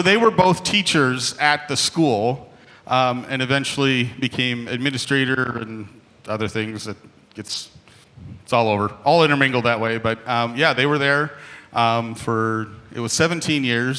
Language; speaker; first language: English; native; English